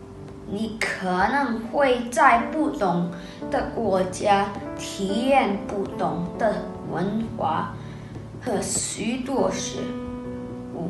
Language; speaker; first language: Chinese; non-native, learner; Indonesian